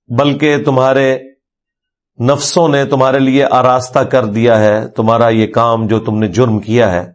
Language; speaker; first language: Urdu; non-native, local second language; Punjabi